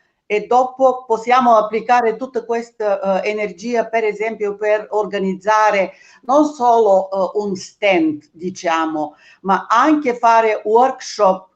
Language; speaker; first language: Italian; non-native, fluent; Bulgarian